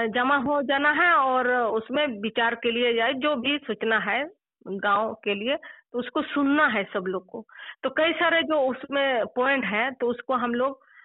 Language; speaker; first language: Hindi; non-native, local second language; Santali